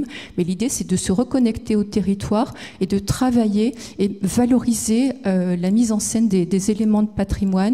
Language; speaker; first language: French; native; French